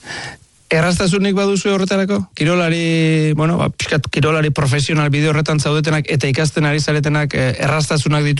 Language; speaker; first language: Basque; native; Basque